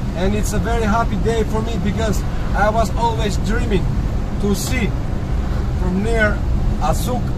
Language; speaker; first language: English; non-native, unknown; Albanian